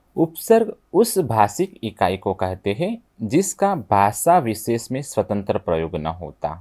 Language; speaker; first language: Hindi; non-native, local second language; Gujarati